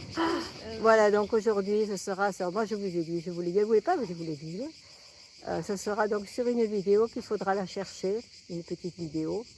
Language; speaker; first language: French; native; French